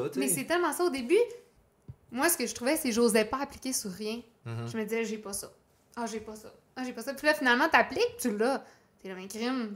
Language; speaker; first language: French; native; French